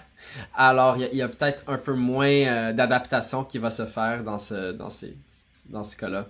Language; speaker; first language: French; native; French